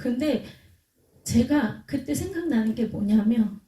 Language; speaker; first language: Korean; native; Korean